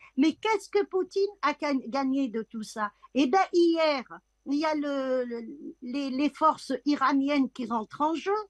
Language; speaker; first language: French; non-native, local second language; Arabic